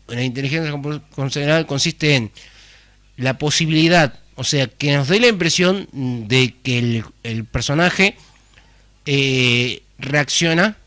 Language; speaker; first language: Spanish; native; Spanish